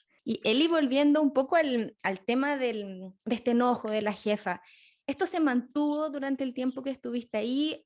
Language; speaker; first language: Spanish; native; Spanish